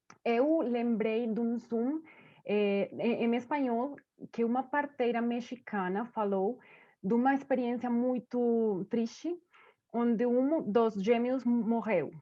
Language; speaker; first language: Portuguese; non-native, fluent; Spanish